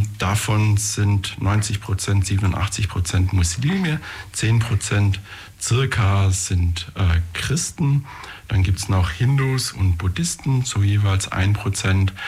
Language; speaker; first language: German; native; German